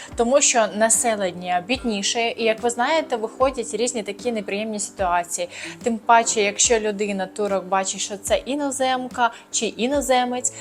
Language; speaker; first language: Ukrainian; non-native, local second language; Russian